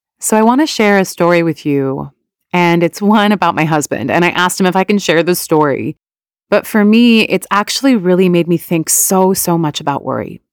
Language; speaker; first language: English; early bilingual, other home language; Persian